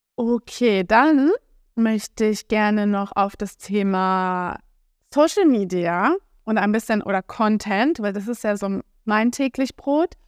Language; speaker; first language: German; native; German